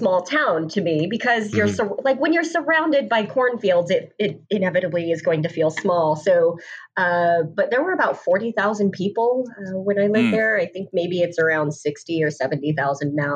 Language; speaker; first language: English; native; English